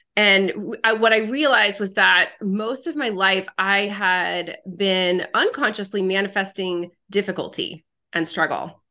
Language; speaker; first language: English; early bilingual, other home language; French